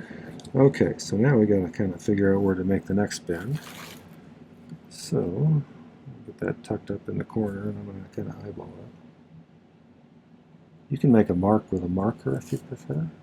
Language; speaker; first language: English; native; English